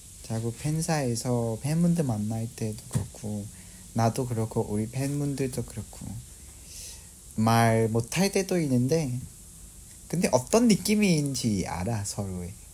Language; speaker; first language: Korean; non-native, fluent; Vietnamese